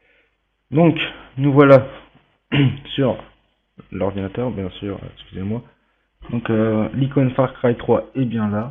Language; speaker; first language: French; native; French